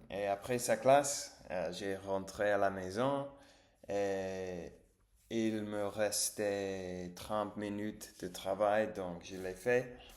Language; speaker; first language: French; non-native, learner; English